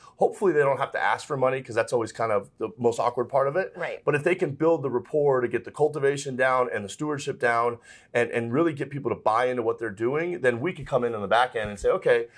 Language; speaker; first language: English; native; English